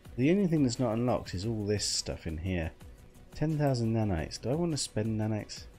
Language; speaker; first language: English; native; English